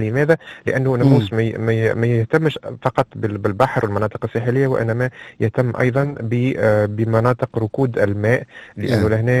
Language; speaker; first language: Arabic; native; Arabic